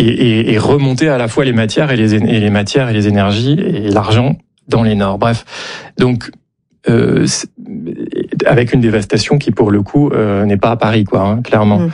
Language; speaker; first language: French; native; French